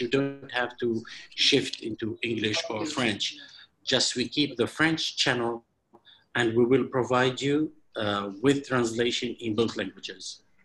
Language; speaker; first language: English; non-native, fluent; Arabic